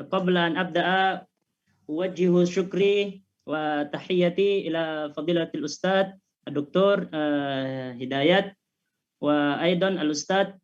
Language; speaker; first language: Arabic; non-native, learner; Indonesian